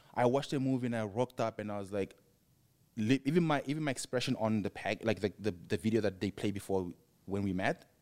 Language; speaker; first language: English; non-native, local second language; Tswana